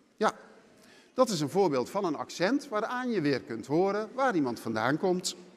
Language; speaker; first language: Dutch; native; Dutch